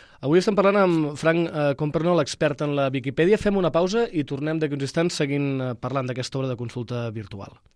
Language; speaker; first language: Catalan; native; Catalan